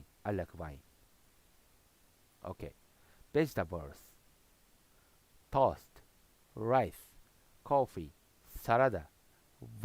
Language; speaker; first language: English; non-native, learner; Japanese